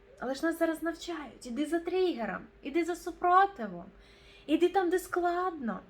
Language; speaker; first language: Ukrainian; non-native, local second language; Russian